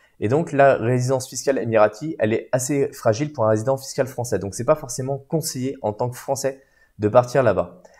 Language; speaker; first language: French; native; French